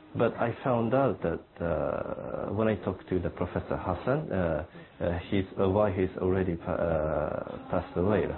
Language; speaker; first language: English; non-native, fluent; Japanese